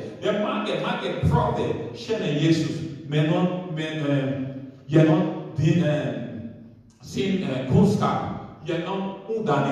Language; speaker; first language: Norwegian; non-native, learner; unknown